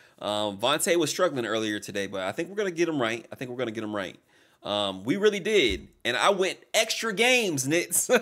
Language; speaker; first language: English; native; English